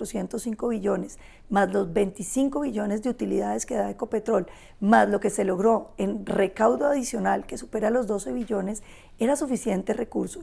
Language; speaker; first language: Spanish; native; Spanish